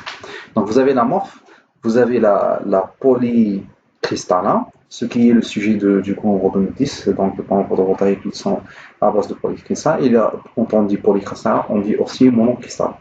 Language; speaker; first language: French; non-native, local second language; Arabic